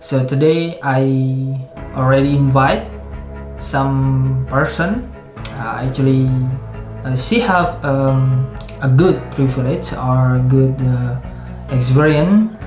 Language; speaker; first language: English; non-native, learner; Indonesian